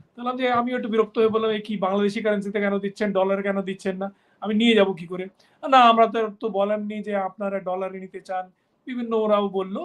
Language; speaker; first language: Bangla; native; Bangla